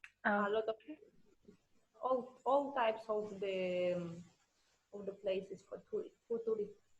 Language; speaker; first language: English; non-native, learner; Russian